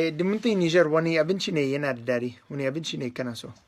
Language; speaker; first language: Hausa; non-native, learner; English